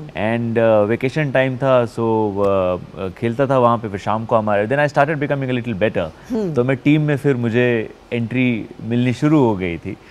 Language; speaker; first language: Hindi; non-native, local second language; Marathi